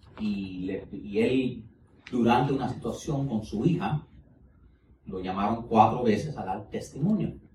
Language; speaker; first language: Spanish; early bilingual, heritage; Spanish